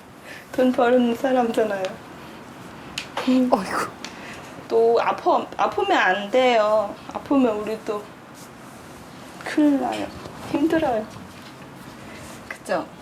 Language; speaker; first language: Korean; non-native, learner; Thai